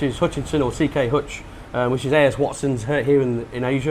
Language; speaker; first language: English; native; English